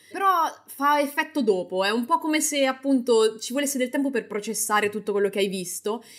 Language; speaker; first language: Italian; native; Italian